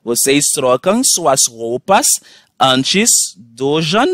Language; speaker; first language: Portuguese; non-native, fluent; Haitian Creole